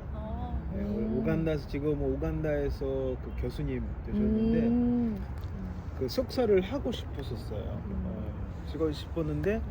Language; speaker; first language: Korean; non-native, fluent; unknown